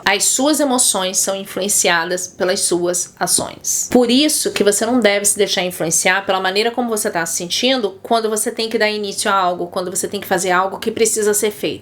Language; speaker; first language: Portuguese; native; Portuguese